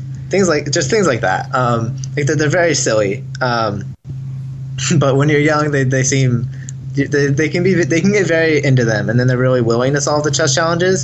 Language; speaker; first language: English; native; English